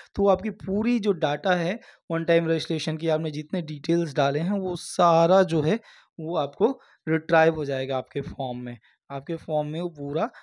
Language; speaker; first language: Hindi; native; Hindi